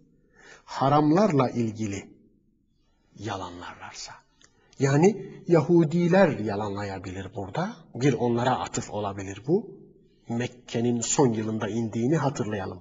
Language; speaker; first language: Turkish; native; Turkish